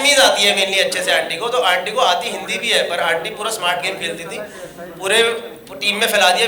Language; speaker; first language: Hindi; native; Hindi